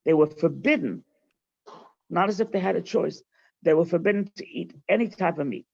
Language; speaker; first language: English; native; English